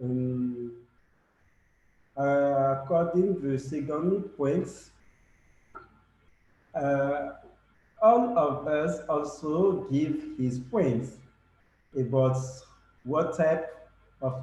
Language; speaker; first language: English; non-native, learner; French